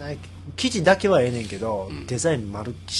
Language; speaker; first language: Japanese; native; Japanese